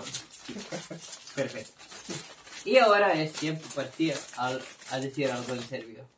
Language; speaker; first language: Spanish; non-native, learner; Serbian